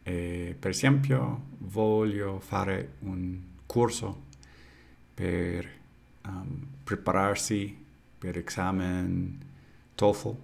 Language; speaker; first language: Italian; non-native, learner; English